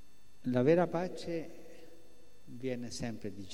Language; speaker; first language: Italian; non-native, fluent; Spanish